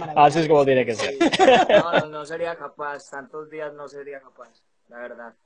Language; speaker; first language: Spanish; native; Spanish